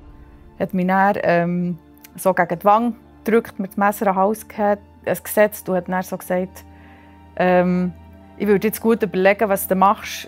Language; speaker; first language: German; native; German